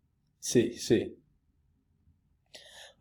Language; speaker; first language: Spanish; non-native, learner; English